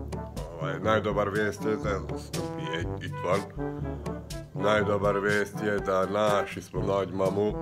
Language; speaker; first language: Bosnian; non-native, local second language; Hungarian